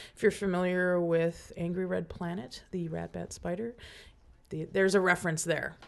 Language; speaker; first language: English; native; English